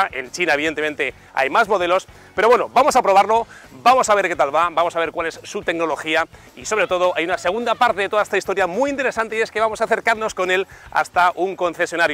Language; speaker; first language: Spanish; native; Spanish